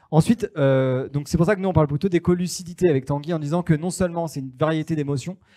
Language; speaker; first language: French; native; French